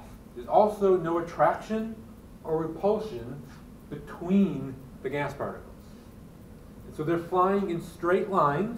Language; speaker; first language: English; native; English